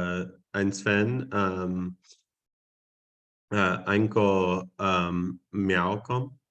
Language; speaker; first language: Vietnamese; non-native, learner; English